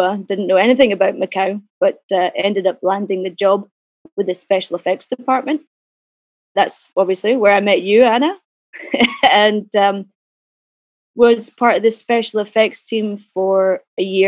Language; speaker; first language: English; native; English